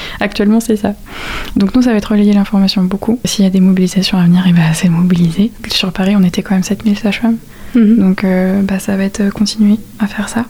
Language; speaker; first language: French; native; French